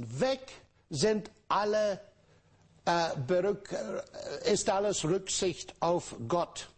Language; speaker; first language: German; non-native, fluent; English